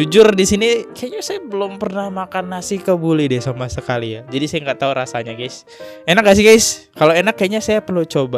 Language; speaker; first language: Indonesian; native; Indonesian